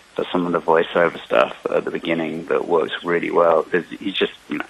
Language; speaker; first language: English; native; English